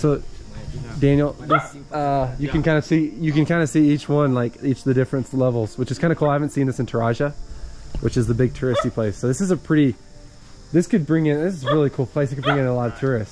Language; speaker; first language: English; native; English